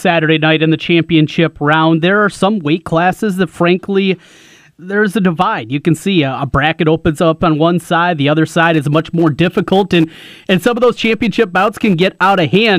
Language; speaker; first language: English; native; English